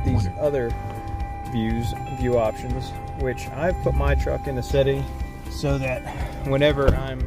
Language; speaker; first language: English; native; English